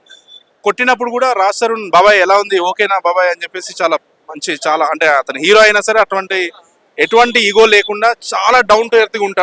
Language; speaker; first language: Telugu; native; Telugu